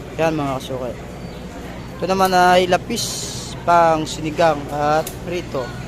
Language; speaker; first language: Filipino; native; Filipino